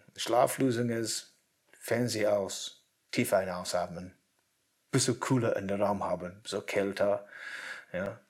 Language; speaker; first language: German; non-native, learner; English